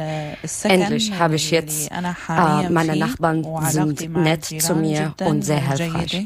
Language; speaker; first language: German; non-native, learner; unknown